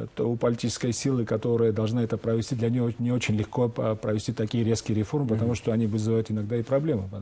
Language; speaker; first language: Russian; non-native, local second language; Georgian